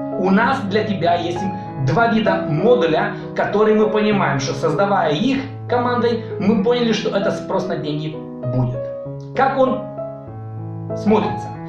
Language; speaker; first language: Russian; non-native, local second language; Romanian